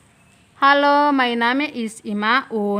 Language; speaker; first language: German; non-native, learner; Indonesian